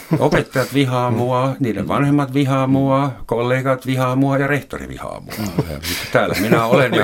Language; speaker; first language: Finnish; non-native, fluent; German